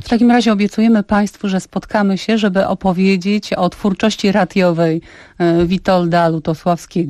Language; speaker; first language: Polish; native; Polish